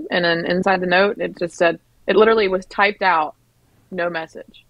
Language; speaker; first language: English; native; English